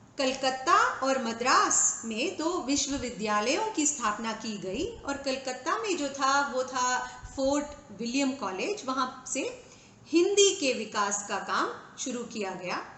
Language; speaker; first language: Hindi; non-native, local second language; Tamil